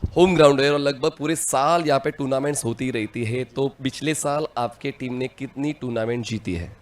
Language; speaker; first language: Hindi; non-native, local second language; Marathi